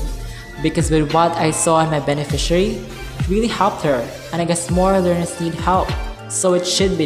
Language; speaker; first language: English; non-native, local second language; Cebuano